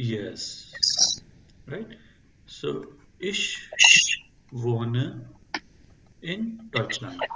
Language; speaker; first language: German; non-native, fluent; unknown